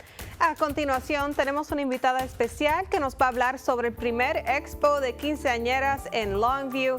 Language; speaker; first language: Spanish; native; Spanish